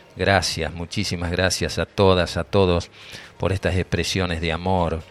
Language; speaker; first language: Spanish; native; Spanish